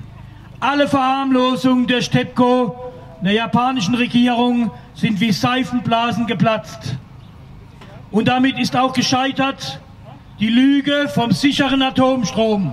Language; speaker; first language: German; native; German